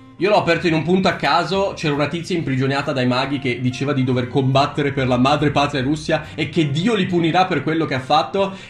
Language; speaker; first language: Italian; early bilingual, other home language; Romanian